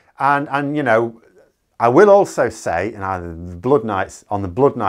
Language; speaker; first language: English; native; English